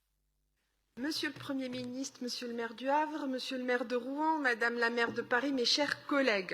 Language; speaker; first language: French; native; French